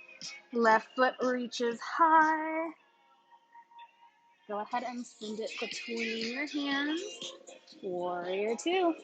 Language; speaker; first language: English; native; English